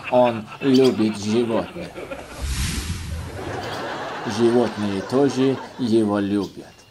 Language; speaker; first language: Russian; non-native, local second language; Uzbek